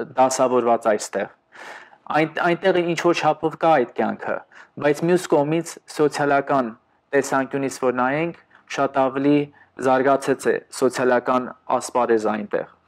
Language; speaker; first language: Armenian; early bilingual, heritage; Armenian